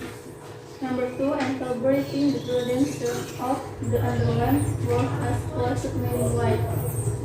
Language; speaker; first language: English; non-native, learner; Indonesian